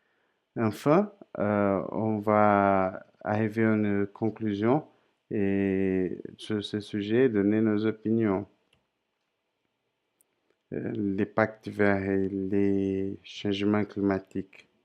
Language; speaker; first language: French; non-native, learner; Portuguese